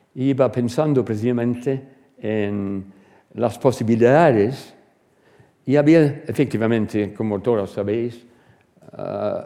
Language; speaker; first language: Spanish; non-native, fluent; English